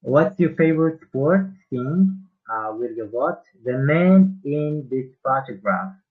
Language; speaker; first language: English; non-native, learner; Uzbek